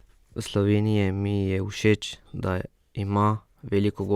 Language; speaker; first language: Slovenian; early bilingual, other home language; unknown